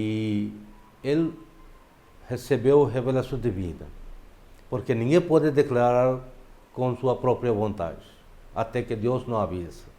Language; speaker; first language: Portuguese; non-native, fluent; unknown